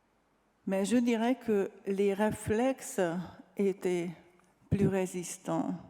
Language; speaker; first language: French; non-native, fluent; Hungarian